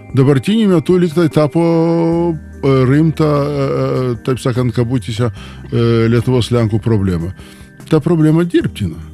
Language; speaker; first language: Lithuanian; non-native, local second language; Polish